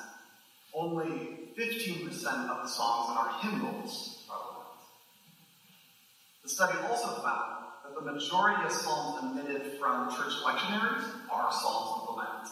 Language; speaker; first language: English; native; English